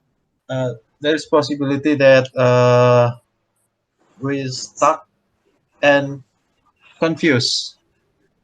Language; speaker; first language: English; non-native, learner; Indonesian